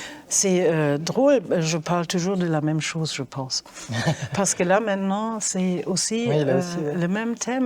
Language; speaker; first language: French; non-native, fluent; German